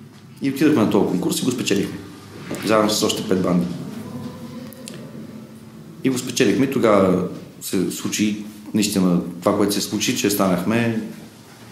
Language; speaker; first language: Bulgarian; native; Bulgarian